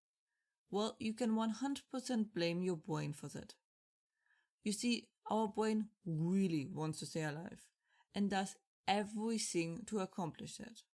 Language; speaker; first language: English; non-native, fluent; German